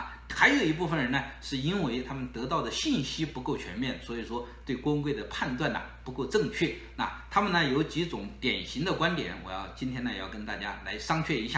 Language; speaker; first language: Chinese; native; Chinese